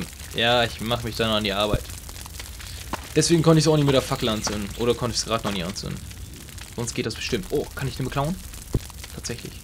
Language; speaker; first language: German; native; German